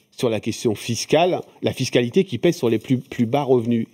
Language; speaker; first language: French; native; French